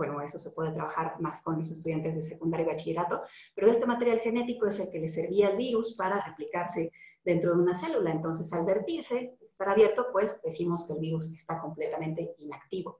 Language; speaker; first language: Spanish; native; Spanish